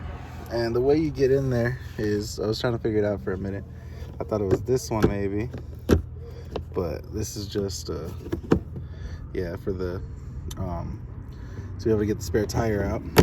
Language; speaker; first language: English; native; English